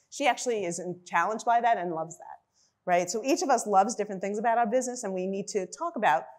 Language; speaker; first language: English; native; English